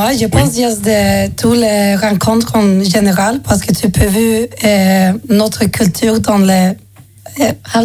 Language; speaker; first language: French; non-native, learner; Swedish